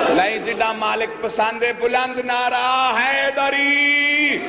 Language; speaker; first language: Urdu; non-native, local second language; Punjabi